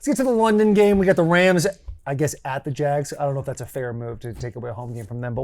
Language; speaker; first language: English; native; English